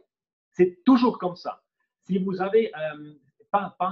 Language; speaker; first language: French; non-native, fluent; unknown